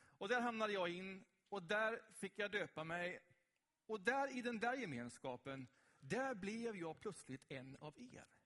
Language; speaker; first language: Swedish; native; Swedish